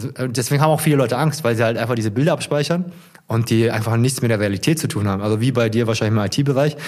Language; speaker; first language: German; early bilingual, other home language; Korean